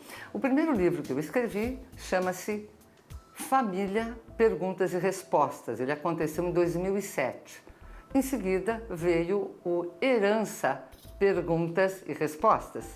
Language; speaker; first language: Portuguese; native; Portuguese